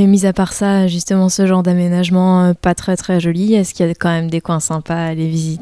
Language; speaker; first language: French; native; French